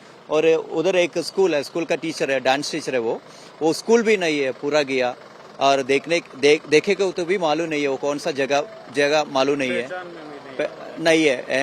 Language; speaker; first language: Hindi; non-native, local second language; Malayalam